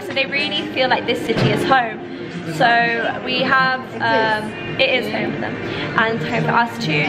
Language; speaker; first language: English; early bilingual, other home language; Persian